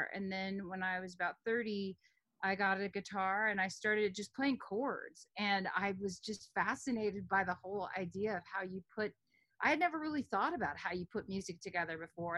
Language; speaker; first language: English; native; English